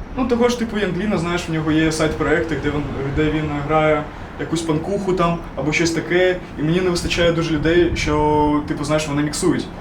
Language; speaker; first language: Ukrainian; non-native, local second language; Russian